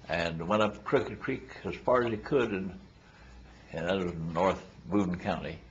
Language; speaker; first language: English; native; English